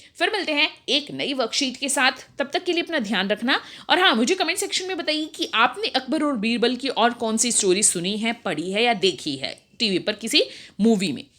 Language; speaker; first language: Hindi; native; Hindi